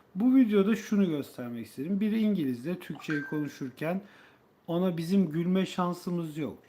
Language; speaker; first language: Turkish; native; Turkish